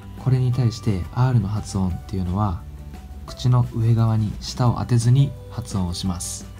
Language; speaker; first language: Japanese; native; Japanese